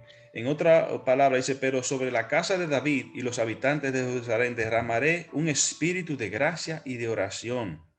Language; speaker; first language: Spanish; native; Spanish